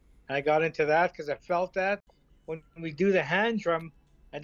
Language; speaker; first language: English; native; English